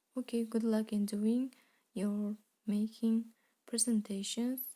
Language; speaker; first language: English; non-native, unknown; Kazakh